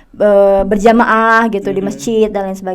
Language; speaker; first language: Indonesian; native; Indonesian